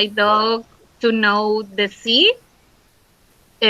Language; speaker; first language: English; non-native, learner; Spanish